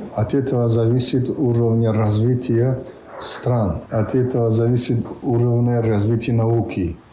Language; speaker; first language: Russian; non-native, local second language; Tajik